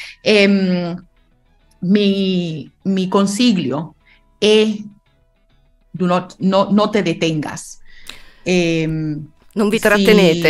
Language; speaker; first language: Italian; non-native, learner; Spanish